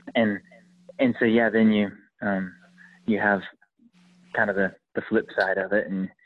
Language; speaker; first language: English; native; English